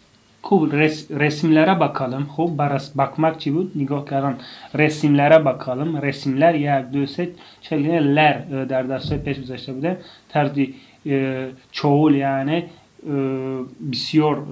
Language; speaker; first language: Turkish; non-native, fluent; Tajik